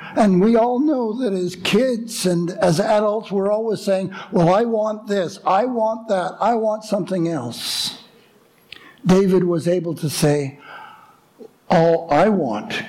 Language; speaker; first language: English; native; English